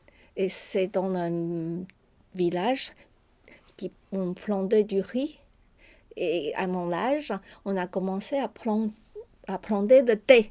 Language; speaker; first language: French; non-native, fluent; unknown